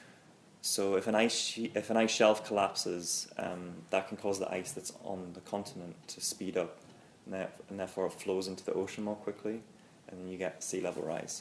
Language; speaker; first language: English; native; English